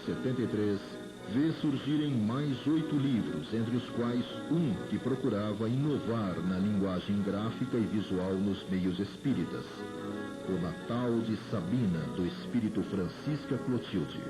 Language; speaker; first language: Portuguese; native; Portuguese